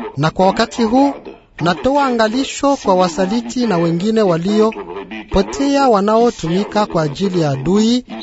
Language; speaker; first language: Swahili; non-native, local second language; Luba-Lulua